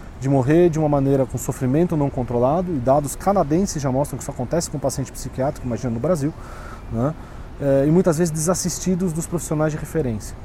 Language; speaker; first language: Portuguese; native; Portuguese